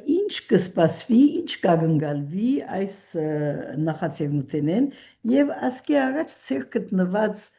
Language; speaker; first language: Armenian; early bilingual, heritage; Armenian